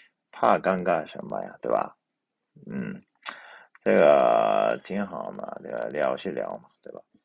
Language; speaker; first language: Chinese; non-native, fluent; Japanese